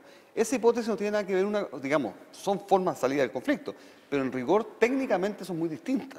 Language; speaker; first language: Spanish; native; Spanish